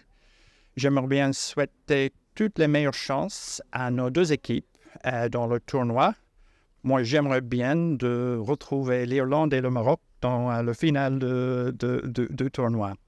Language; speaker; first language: French; non-native, fluent; English